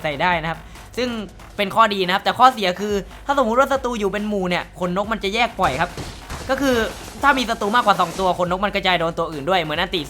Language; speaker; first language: Thai; native; Thai